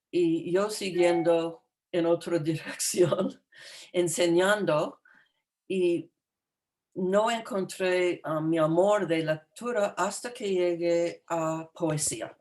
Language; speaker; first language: Spanish; non-native, fluent; English